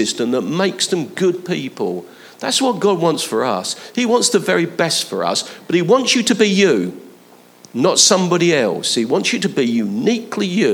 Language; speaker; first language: English; native; English